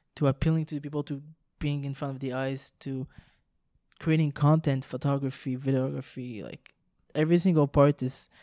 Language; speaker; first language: English; non-native, fluent; French